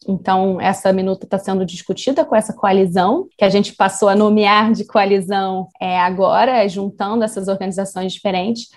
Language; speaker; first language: Portuguese; native; Portuguese